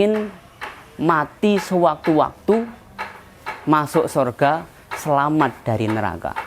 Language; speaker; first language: Indonesian; non-native, local second language; Javanese